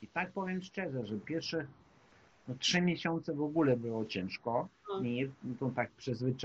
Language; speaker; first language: Polish; non-native, fluent; Ukrainian